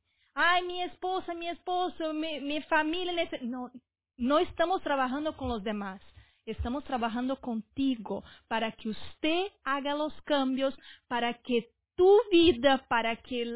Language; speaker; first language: Spanish; non-native, fluent; Portuguese